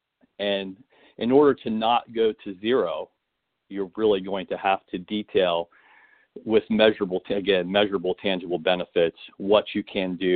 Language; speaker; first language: English; native; English